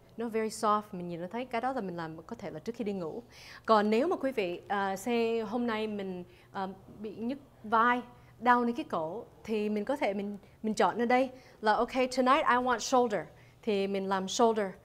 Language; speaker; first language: Vietnamese; early bilingual, heritage; Vietnamese